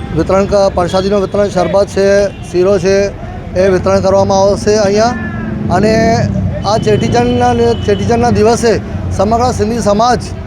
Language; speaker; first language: Gujarati; non-native, local second language; Sindhi